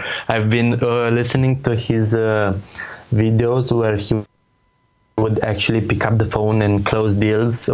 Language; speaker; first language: English; non-native, fluent; Romanian